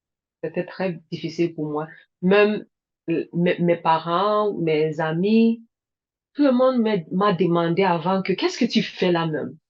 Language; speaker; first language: French; non-native, learner; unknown